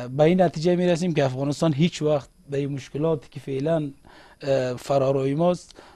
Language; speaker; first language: Persian; non-native, local second language; Uzbek